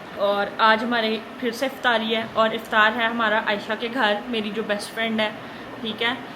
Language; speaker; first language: Urdu; native; Urdu